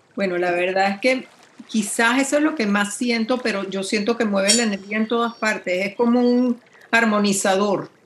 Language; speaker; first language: Spanish; native; Spanish